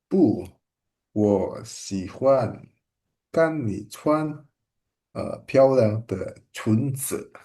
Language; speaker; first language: Chinese; non-native, learner; Indonesian